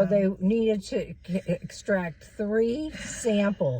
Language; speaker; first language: English; native; English